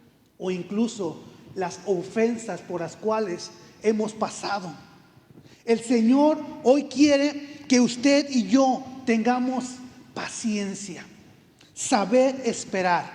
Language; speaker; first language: Spanish; native; Spanish